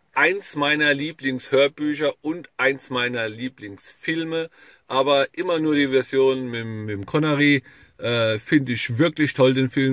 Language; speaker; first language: German; native; German